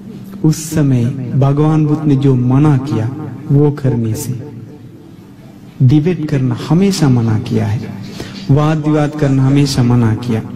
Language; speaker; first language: Hindi; non-native, fluent; Sinhala